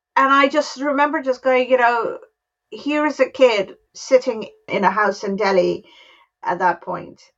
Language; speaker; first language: English; non-native, local second language; Hindi